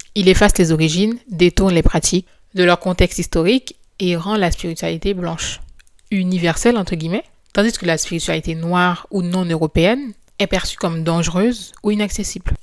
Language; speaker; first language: French; non-native, local second language; Haitian Creole